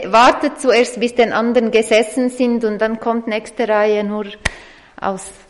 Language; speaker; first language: German; non-native, fluent; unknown